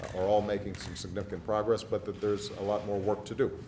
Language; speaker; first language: English; native; English